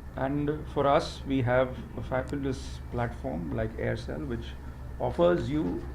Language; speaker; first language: English; non-native, local second language; Hindi